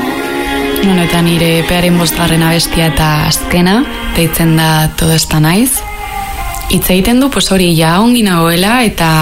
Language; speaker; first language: Basque; non-native, local second language; Spanish